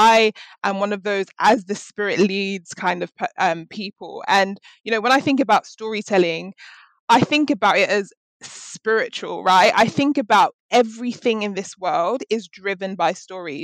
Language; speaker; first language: English; native; English